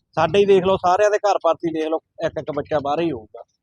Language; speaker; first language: Punjabi; native; Punjabi